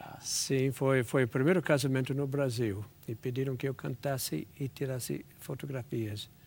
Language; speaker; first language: Portuguese; non-native, fluent; English